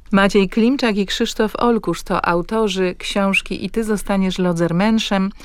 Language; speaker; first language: Polish; native; Polish